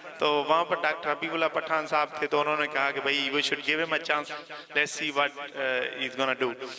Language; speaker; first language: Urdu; non-native, local second language; Saraiki